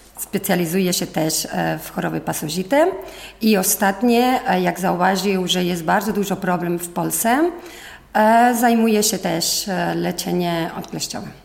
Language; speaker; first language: Polish; non-native, learner; Spanish